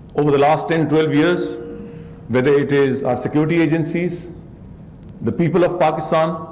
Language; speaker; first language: English; non-native, local second language; Urdu